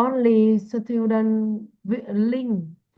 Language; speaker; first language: English; non-native, learner; Vietnamese